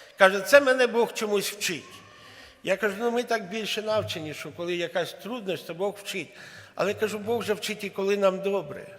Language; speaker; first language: Ukrainian; non-native, local second language; Russian